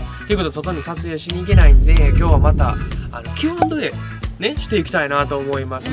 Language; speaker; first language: Japanese; native; Japanese